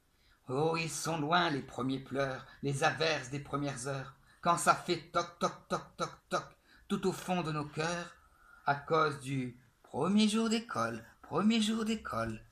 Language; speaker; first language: French; native; French